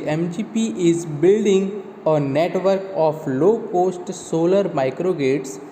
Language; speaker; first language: English; non-native, local second language; Gujarati